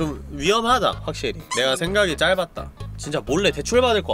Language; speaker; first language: Korean; native; Korean